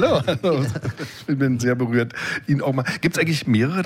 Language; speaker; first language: German; native; German